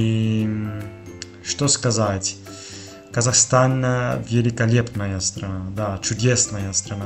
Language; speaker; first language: Russian; non-native, fluent; Italian